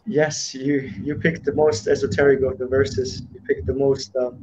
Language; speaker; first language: English; non-native, fluent; Slovak